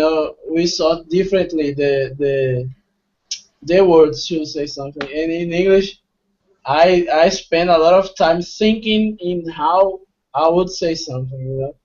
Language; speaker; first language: English; non-native, fluent; Portuguese